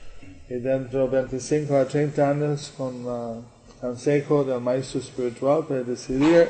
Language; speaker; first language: Spanish; non-native, learner; English